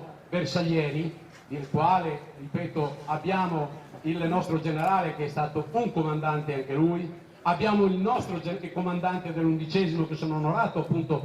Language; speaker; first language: Italian; native; Italian